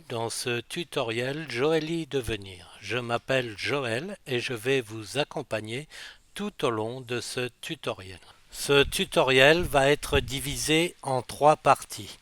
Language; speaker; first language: French; native; French